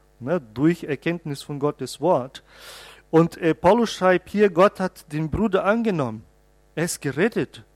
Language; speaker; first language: German; non-native, fluent; Portuguese